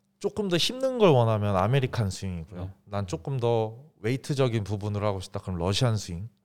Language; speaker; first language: Korean; native; Korean